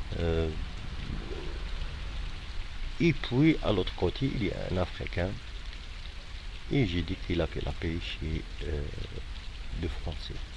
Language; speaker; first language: French; non-native, fluent; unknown